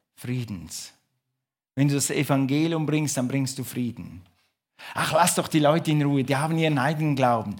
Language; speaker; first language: German; non-native, fluent; English